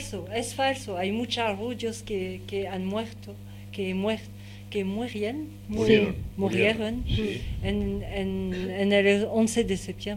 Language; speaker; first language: Spanish; non-native, learner; French